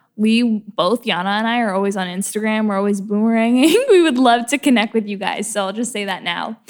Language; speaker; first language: English; native; English